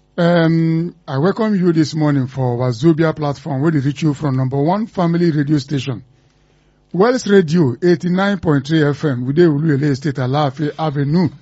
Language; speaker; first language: Nigerian Pidgin; non-native, local second language; Igbo